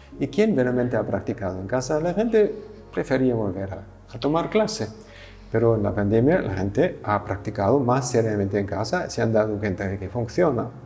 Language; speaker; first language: Spanish; non-native, fluent; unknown